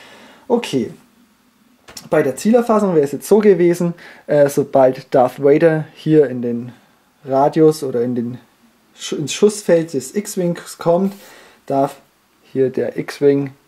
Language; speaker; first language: German; native; German